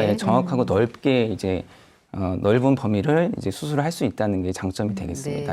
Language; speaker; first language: Korean; native; Korean